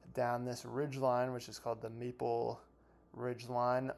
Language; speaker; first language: English; native; English